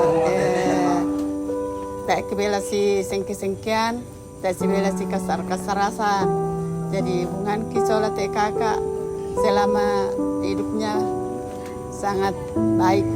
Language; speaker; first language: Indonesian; non-native, local second language; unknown